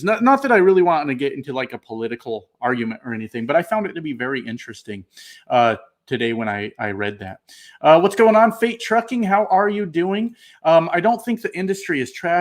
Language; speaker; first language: English; native; English